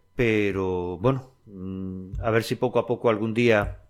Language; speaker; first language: Spanish; native; Spanish